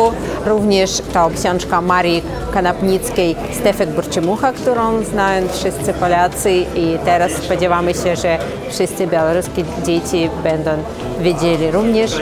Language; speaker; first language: Polish; non-native, local second language; Belarusian